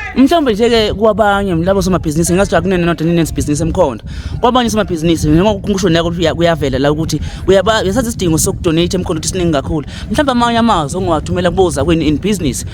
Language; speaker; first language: Zulu; native; Zulu